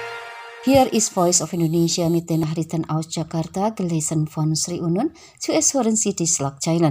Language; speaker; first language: German; non-native, fluent; Indonesian